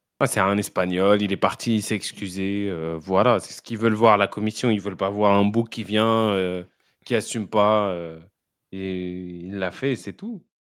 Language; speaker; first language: French; native; French